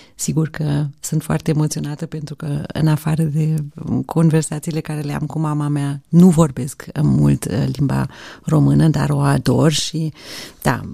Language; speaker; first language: Romanian; early bilingual, heritage; Romanian